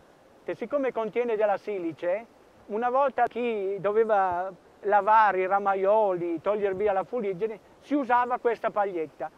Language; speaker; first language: Italian; native; Italian